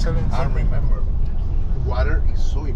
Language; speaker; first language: English; non-native, fluent; Spanish